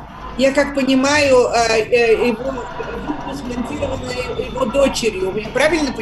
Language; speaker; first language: Russian; non-native, fluent; Bulgarian